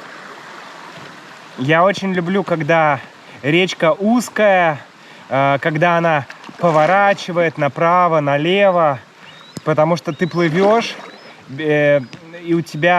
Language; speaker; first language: Russian; native; Russian